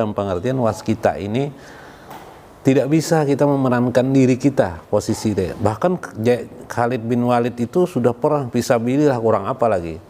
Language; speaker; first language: Indonesian; native; Indonesian